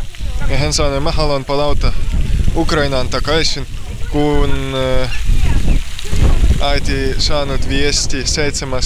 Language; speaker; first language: Finnish; non-native, learner; Ukrainian